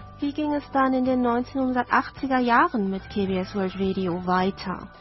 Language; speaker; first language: German; native; German